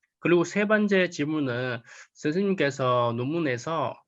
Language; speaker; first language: Korean; non-native, fluent; Chinese